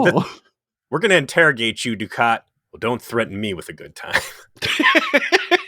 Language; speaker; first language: English; native; English